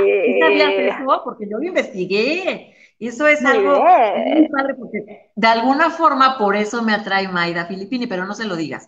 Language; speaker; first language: Spanish; native; Spanish